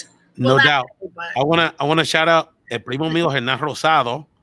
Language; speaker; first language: Spanish; early bilingual, heritage; Spanish